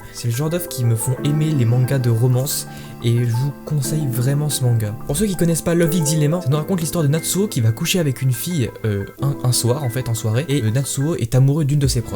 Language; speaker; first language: French; native; French